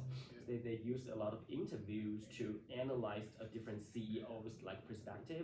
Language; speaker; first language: English; non-native, learner; Chinese